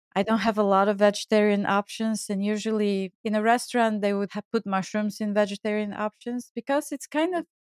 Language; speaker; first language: English; non-native, fluent; Bulgarian